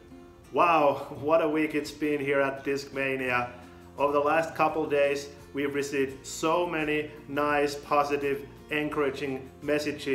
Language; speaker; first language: English; non-native, fluent; Finnish